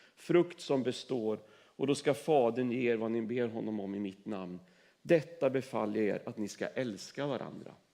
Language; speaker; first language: Swedish; native; Swedish